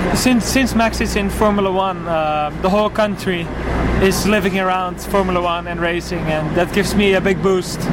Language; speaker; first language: English; non-native, fluent; Dutch